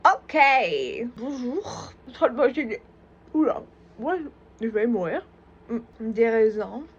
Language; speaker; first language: French; native; French